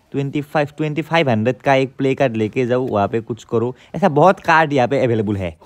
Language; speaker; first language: Hindi; non-native, local second language; Assamese